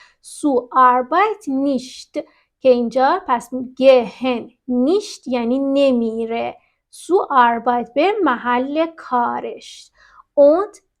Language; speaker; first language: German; non-native, fluent; Persian